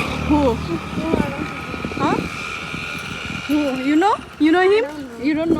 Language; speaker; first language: English; non-native, learner; Nepali